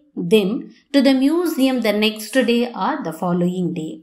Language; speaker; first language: English; non-native, local second language; Tamil